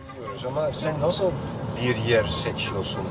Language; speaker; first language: Turkish; non-native, fluent; Dutch